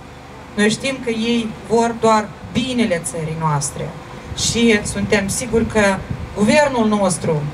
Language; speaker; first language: Romanian; non-native, local second language; Russian